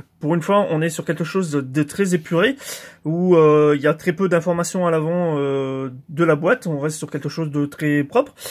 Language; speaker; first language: French; native; French